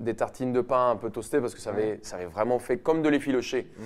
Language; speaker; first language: French; non-native, fluent; Spanish